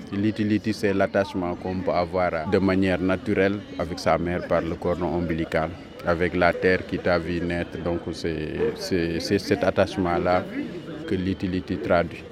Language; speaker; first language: French; non-native, local second language; Wolof